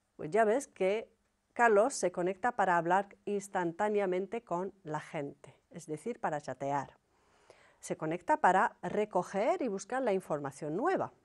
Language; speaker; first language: Spanish; non-native, fluent; Arabic